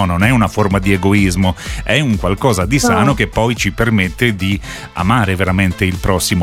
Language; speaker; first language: Italian; native; Italian